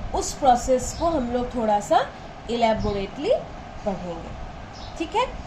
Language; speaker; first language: Hindi; non-native, local second language; Bangla